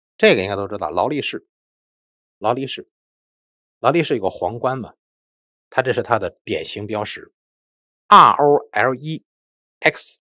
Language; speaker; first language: Chinese; native; Chinese